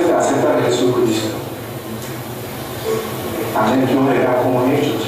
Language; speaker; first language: Spanish; non-native, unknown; Korean